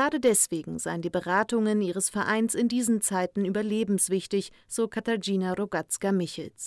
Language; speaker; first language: German; native; German